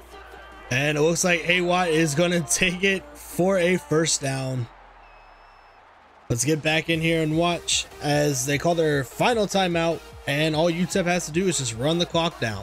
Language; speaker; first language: English; native; English